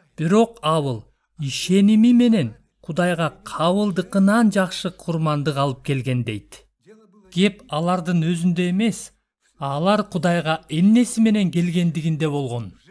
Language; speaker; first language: Kyrgyz; non-native, local second language; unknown